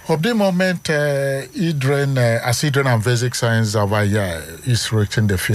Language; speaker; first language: Dutch; non-native, learner; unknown